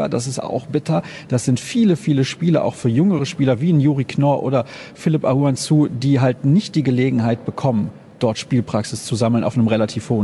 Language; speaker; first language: German; native; German